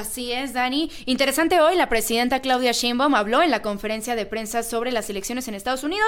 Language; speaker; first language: Spanish; native; Spanish